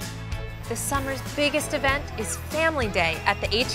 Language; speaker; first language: English; native; English